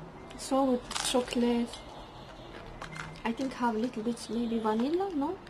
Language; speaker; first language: English; non-native, learner; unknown